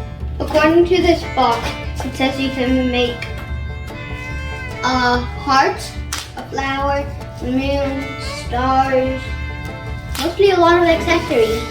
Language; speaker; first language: English; native; English